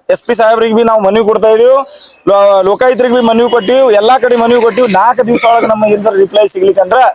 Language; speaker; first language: Kannada; non-native, local second language; Lambadi